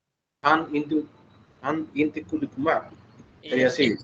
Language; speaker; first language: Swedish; non-native, learner; Spanish